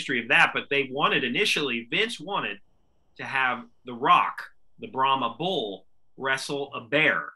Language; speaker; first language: English; native; English